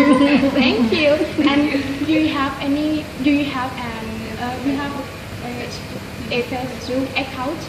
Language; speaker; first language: English; non-native, learner; Thai